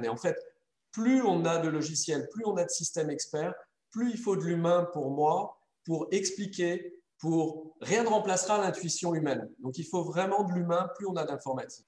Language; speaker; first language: French; native; French